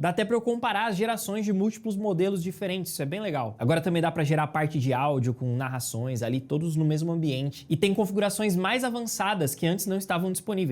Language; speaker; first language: Portuguese; native; Portuguese